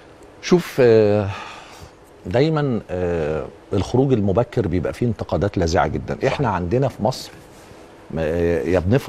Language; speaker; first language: Arabic; native; Arabic